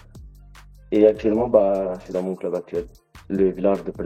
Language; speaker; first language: French; native; French